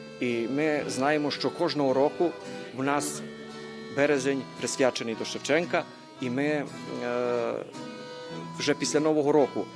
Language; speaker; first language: Ukrainian; early bilingual, heritage; Ukrainian